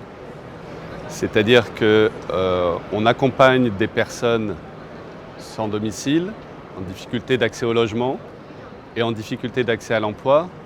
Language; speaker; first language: French; native; French